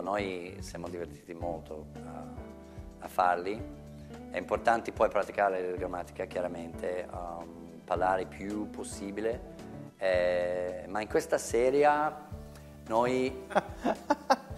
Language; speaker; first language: Italian; non-native, fluent; English